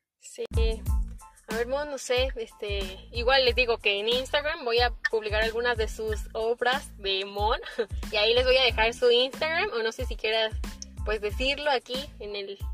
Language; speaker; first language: Spanish; native; Spanish